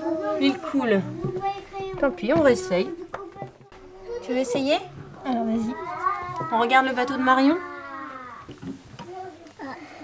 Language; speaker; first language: French; native; French